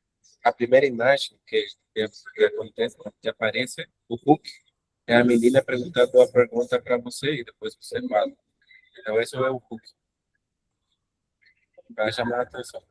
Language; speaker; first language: Portuguese; non-native, learner; Spanish